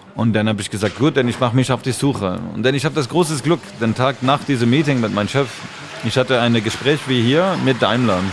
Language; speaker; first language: German; non-native, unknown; French